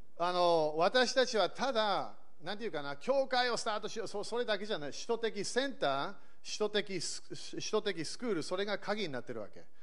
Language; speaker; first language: Japanese; early bilingual, other home language; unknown